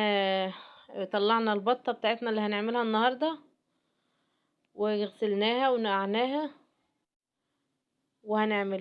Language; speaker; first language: Arabic; native; Arabic